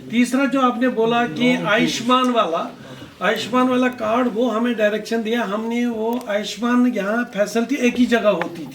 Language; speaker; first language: Hindi; non-native, local second language; Kashmiri